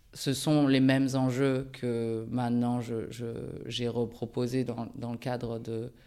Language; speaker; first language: French; early bilingual, other home language; Japanese